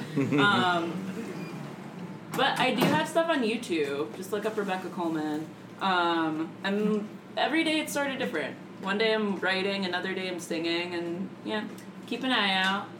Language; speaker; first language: English; native; English